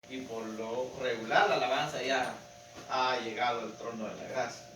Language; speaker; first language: Spanish; native; Spanish